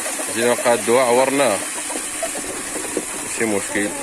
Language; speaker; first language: Arabic; native; Arabic